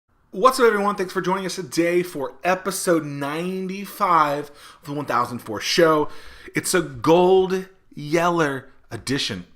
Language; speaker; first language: English; native; English